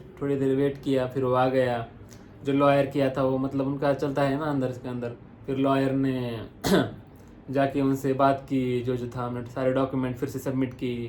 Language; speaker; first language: Hindi; non-native, local second language; Marathi